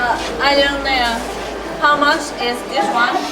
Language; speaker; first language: English; non-native, learner; Chinese